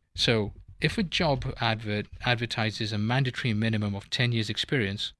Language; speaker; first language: English; native; English